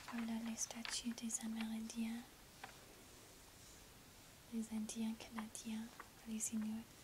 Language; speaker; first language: French; non-native, learner; English